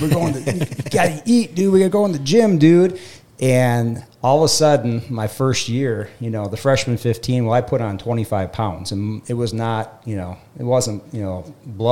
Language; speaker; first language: English; native; English